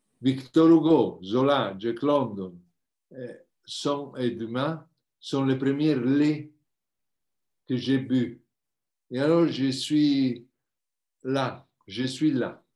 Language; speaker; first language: French; non-native, learner; Italian